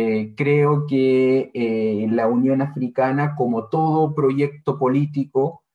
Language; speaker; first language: Spanish; native; Spanish